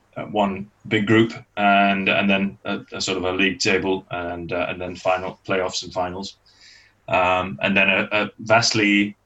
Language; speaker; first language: English; native; English